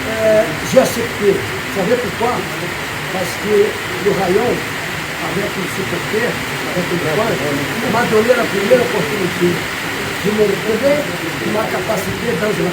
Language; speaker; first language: French; non-native, learner; Portuguese